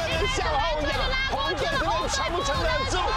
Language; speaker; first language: Chinese; native; Chinese